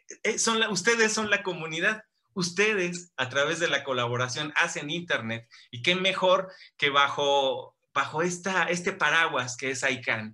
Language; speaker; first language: Spanish; native; Spanish